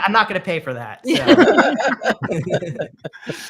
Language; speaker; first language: English; native; English